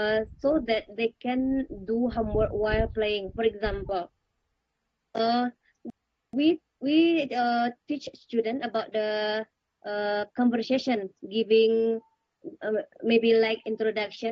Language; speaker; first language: English; non-native, learner; Indonesian